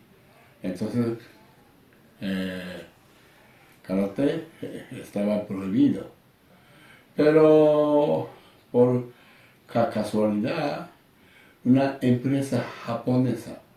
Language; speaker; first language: Spanish; non-native, learner; Japanese